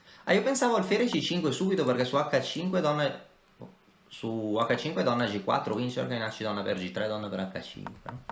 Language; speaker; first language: Italian; native; Italian